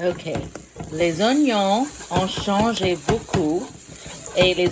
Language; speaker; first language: French; non-native, fluent; English